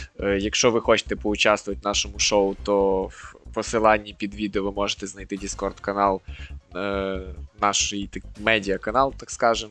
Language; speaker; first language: Ukrainian; native; Ukrainian